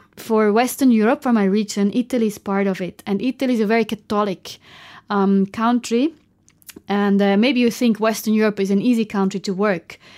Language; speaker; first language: English; non-native, fluent; German